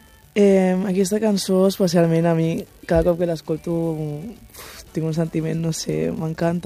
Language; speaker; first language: Catalan; early bilingual, other home language; Wolof